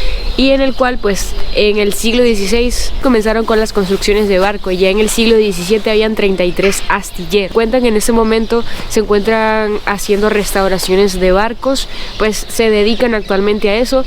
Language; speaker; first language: Spanish; native; Spanish